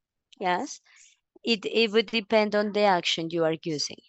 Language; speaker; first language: English; non-native, fluent; Spanish